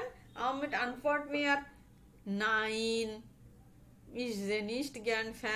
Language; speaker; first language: German; non-native, learner; Bangla